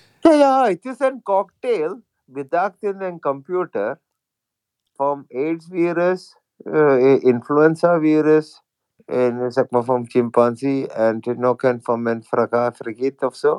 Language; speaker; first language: Dutch; non-native, fluent; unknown